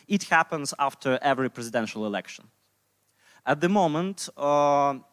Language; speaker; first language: English; non-native, fluent; Russian